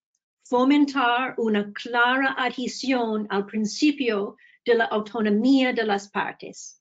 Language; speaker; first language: Spanish; non-native, fluent; English